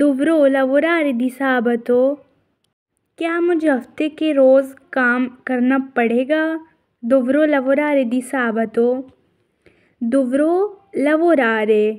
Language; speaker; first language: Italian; non-native, fluent; Urdu